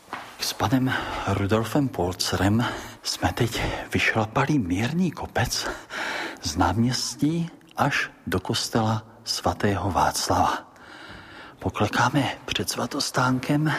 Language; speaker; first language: Czech; native; Czech